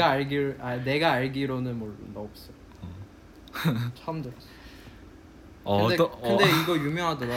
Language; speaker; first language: Korean; non-native, fluent; Chinese